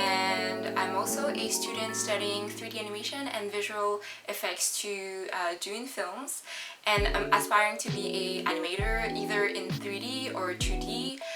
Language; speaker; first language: English; non-native, local second language; French